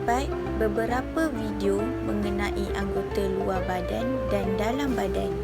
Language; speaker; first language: Malay; native; Malay